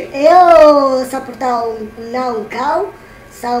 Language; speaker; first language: Portuguese; non-native, learner; Italian